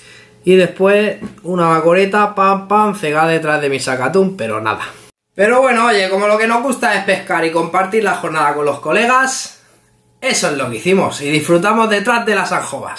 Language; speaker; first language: Spanish; native; Spanish